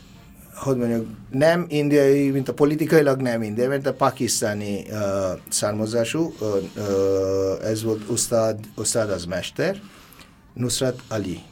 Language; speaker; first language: Hungarian; non-native, fluent; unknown